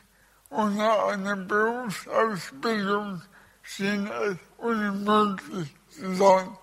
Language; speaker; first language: German; early bilingual, other home language; Russian